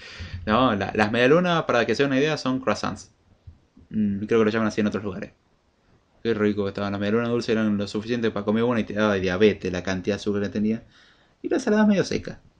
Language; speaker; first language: Spanish; native; Spanish